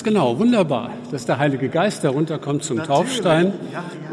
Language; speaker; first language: German; native; German